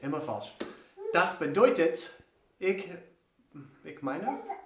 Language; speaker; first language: German; non-native, learner; English